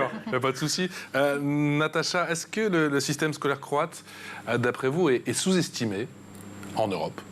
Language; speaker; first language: French; native; French